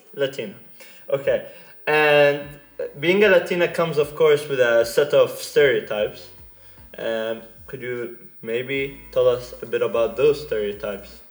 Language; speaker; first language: English; non-native, fluent; Arabic